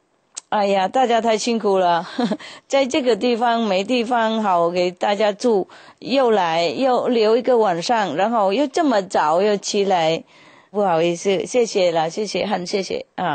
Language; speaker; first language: Chinese; non-native, fluent; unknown